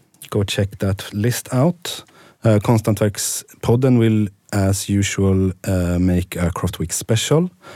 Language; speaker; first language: English; non-native, fluent; Swedish